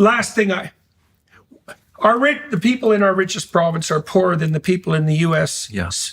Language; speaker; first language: English; native; English